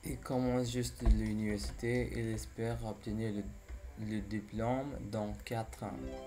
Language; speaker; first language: French; non-native, learner; English